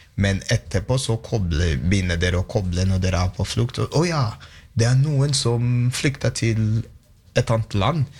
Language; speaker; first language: Norwegian; non-native, fluent; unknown